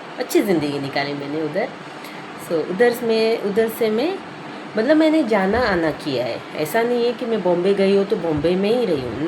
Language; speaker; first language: Hindi; non-native, local second language; Konkani